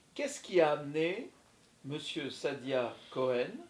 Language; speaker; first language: French; native; French